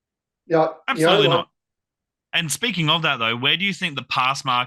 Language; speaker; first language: English; native; English